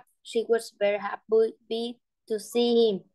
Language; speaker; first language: English; non-native, learner; Vietnamese